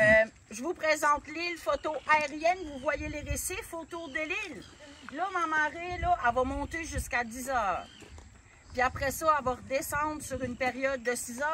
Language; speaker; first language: French; native; French